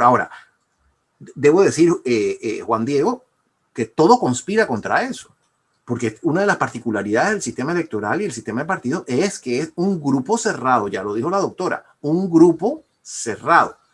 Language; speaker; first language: Spanish; native; Spanish